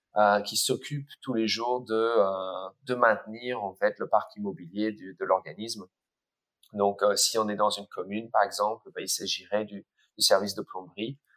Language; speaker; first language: French; early bilingual, other home language; English